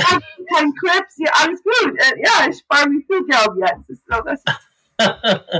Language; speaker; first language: German; non-native, learner; English